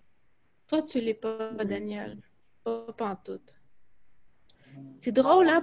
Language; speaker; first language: French; native; French